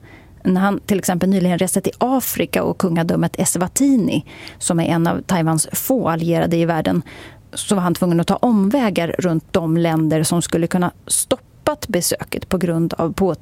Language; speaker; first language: Swedish; native; Swedish